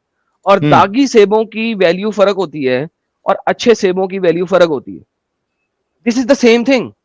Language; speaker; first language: Hindi; native; Hindi